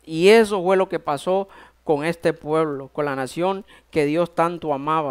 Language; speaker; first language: Spanish; native; Spanish